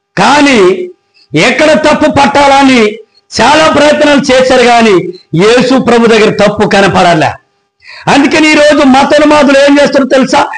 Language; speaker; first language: Telugu; non-native, local second language; Koya